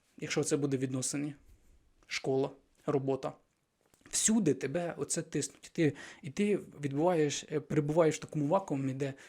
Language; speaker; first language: Ukrainian; non-native, local second language; Russian